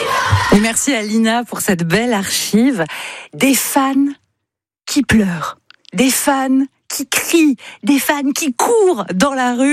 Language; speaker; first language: French; native; French